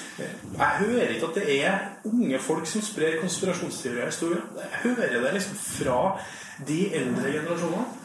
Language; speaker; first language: Norwegian; native; Norwegian